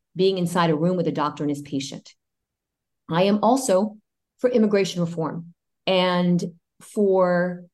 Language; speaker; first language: English; early bilingual, other home language; Spanish